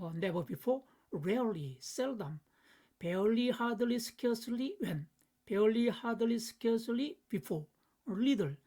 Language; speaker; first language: English; non-native, fluent; Korean